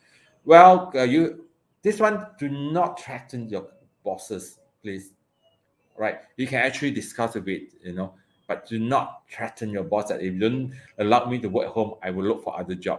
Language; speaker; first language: English; non-native, local second language; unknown